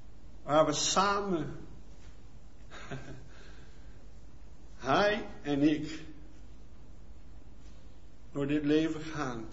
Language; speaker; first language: Dutch; non-native, fluent; Portuguese